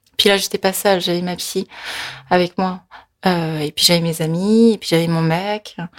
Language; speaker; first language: French; early bilingual, other home language; Korean